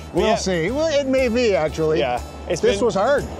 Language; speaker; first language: English; native; English